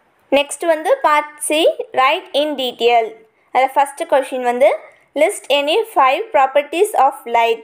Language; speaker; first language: English; non-native, local second language; Tamil